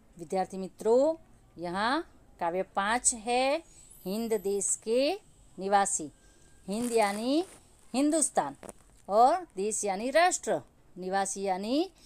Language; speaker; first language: Hindi; non-native, local second language; Gujarati